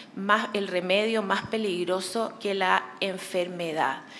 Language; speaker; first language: Spanish; native; Spanish